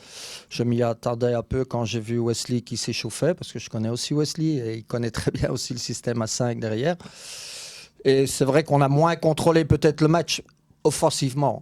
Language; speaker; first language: French; native; French